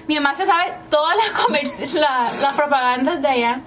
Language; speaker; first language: Spanish; early bilingual, heritage; Spanish